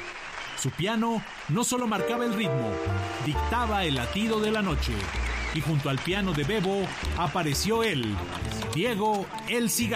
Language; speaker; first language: Spanish; native; Spanish